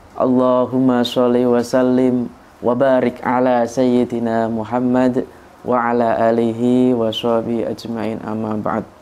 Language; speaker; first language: Indonesian; native; Indonesian